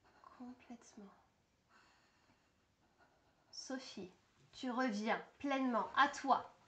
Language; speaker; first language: French; native; French